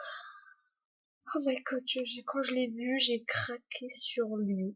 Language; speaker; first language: French; native; French